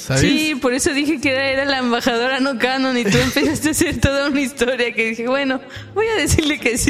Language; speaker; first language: Spanish; native; Spanish